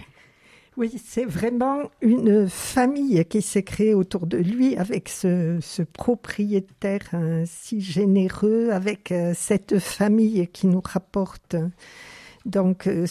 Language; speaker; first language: French; native; French